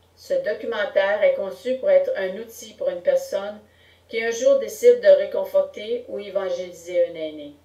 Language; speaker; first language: French; native; French